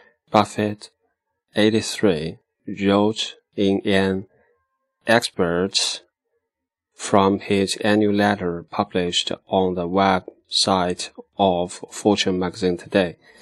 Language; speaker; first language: English; non-native, fluent; Chinese